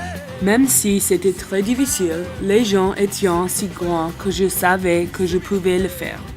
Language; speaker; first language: French; non-native, learner; English